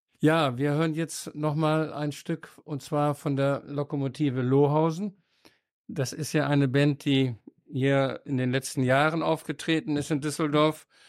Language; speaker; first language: German; native; German